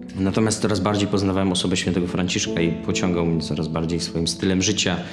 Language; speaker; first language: Polish; native; Polish